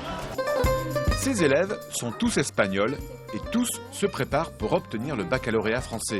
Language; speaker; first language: French; native; French